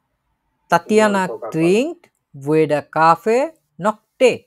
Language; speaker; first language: German; non-native, fluent; Bangla